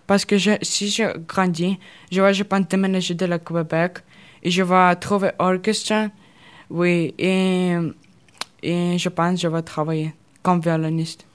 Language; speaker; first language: French; non-native, learner; Russian